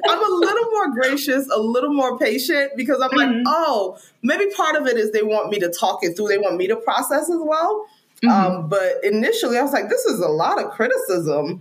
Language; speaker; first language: English; non-native, local second language; Krio